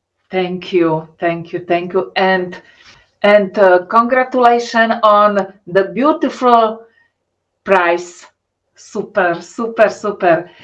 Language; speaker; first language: English; non-native, learner; Slovak